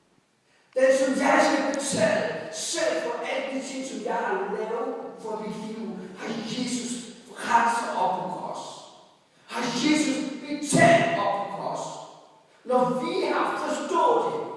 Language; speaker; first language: Danish; non-native, fluent; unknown